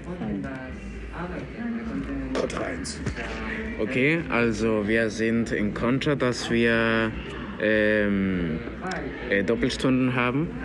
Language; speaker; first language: German; non-native, learner; Spanish